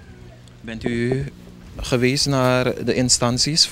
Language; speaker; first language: Dutch; native; Dutch